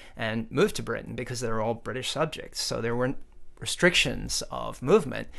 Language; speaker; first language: English; native; English